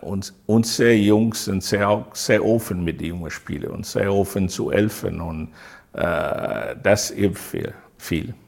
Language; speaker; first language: German; non-native, learner; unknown